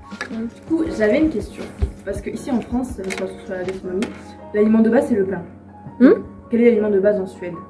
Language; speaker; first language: French; native; French